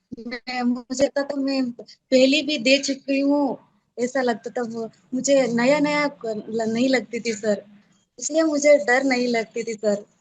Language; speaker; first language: Hindi; non-native, local second language; Kannada